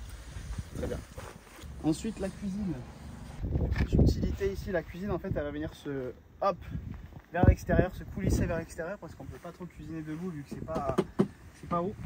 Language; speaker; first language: French; native; French